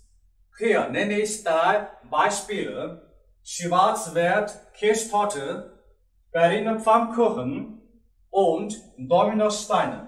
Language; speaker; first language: German; non-native, learner; Chinese